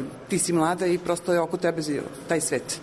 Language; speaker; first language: Serbian; native; Serbian